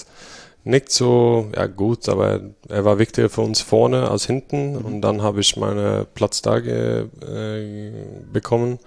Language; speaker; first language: German; non-native, fluent; Swedish